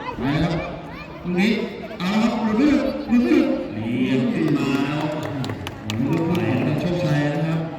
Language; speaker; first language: Thai; native; Thai